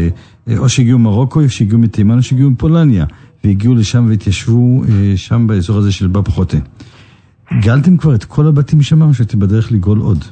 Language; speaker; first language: Hebrew; native; Hebrew